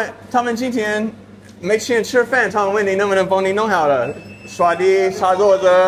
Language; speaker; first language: Chinese; non-native, learner; English